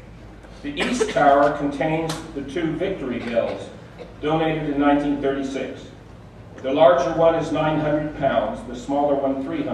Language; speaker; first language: English; native; English